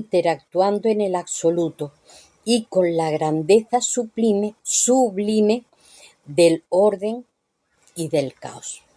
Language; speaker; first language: Spanish; native; Spanish